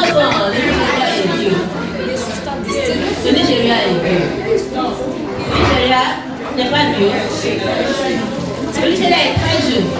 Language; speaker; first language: French; non-native, learner; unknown